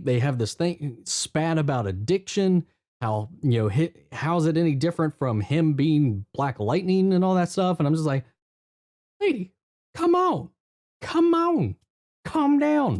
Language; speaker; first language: English; native; English